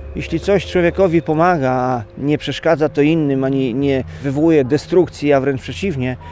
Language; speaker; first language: Polish; native; Polish